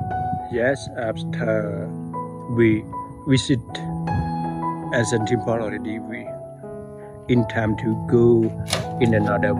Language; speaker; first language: English; non-native, learner; Khmer